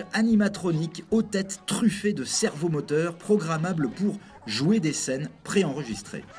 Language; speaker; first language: French; native; French